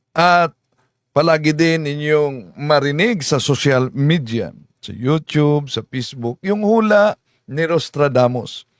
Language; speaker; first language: Filipino; non-native, local second language; Cebuano